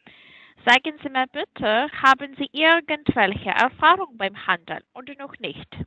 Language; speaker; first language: German; non-native, fluent; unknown